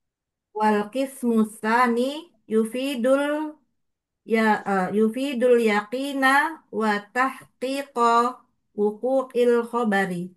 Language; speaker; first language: Arabic; non-native, learner; Indonesian